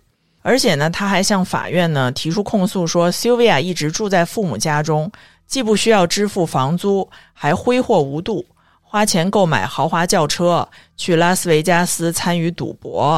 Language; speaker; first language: Chinese; native; Chinese